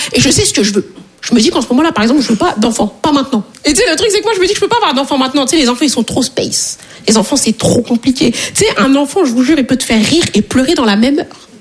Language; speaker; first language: French; native; French